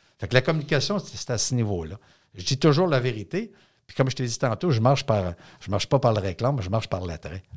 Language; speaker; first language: French; native; French